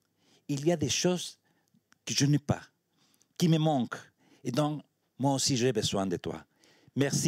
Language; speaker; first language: French; non-native, learner; Spanish